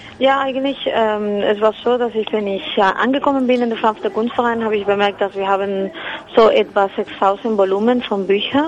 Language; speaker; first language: German; non-native, fluent; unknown